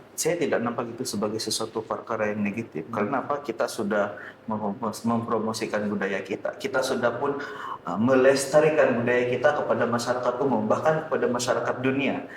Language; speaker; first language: Malay; native; Malay